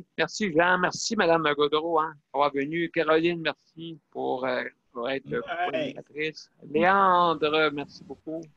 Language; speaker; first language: French; native; French